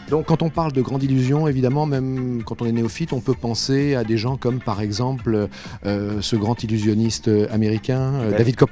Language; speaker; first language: French; native; French